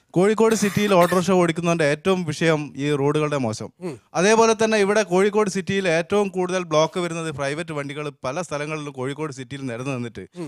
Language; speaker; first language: Malayalam; native; Malayalam